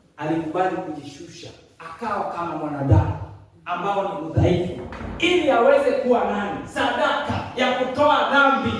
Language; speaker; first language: Swahili; non-native, local second language; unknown